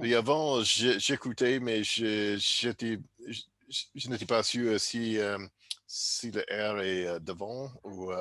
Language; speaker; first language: French; non-native, fluent; English